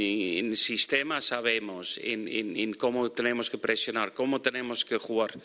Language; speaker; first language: Spanish; non-native, fluent; Dutch